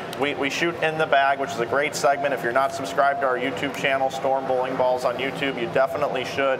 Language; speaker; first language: English; native; English